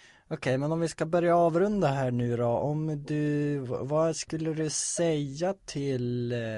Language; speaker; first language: Swedish; native; Swedish